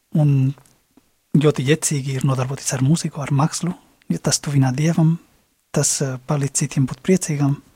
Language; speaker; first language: Latvian; non-native, fluent; Spanish